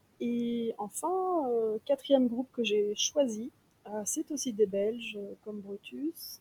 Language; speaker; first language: French; native; French